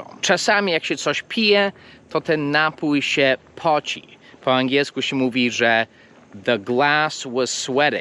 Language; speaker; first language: Polish; non-native, fluent; English